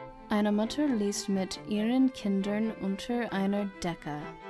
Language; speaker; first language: German; non-native, learner; English